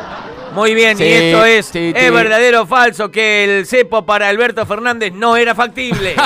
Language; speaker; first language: Spanish; native; Spanish